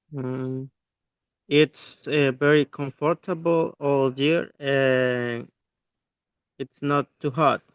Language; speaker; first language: English; non-native, learner; Spanish